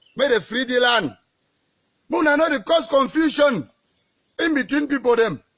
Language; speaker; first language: Nigerian Pidgin; native; Nigerian Pidgin